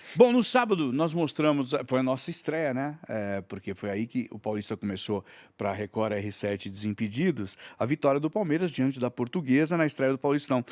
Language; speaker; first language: Portuguese; native; Portuguese